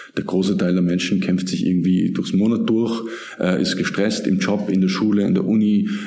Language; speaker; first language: German; native; German